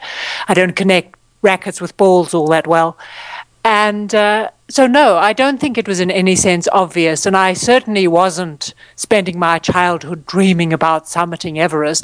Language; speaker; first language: English; native; English